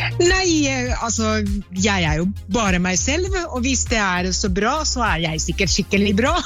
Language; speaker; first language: Norwegian; non-native, fluent; Finnish